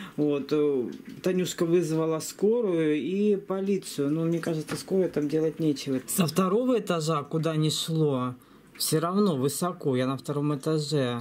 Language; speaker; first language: Russian; native; Russian